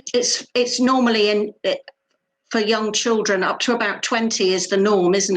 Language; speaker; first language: English; native; English